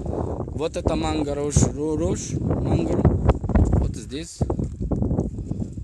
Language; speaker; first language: Russian; non-native, learner; Arabic